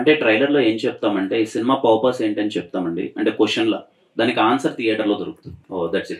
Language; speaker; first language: Telugu; native; Telugu